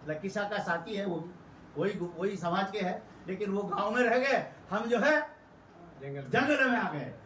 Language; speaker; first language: Hindi; non-native, local second language; Telugu